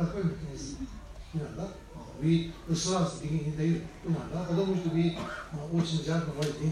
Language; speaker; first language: Russian; non-native, learner; Tibetan